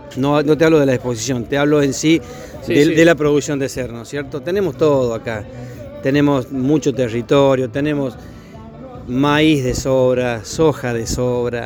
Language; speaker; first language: Spanish; native; Spanish